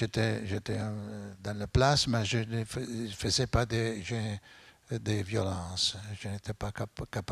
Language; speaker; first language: French; non-native, fluent; Italian